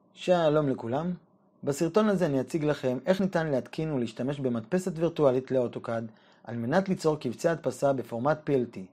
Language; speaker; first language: Hebrew; native; Hebrew